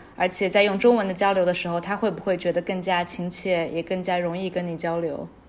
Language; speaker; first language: Chinese; native; Chinese